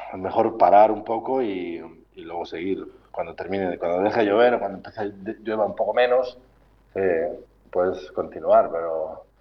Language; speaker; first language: Spanish; native; Spanish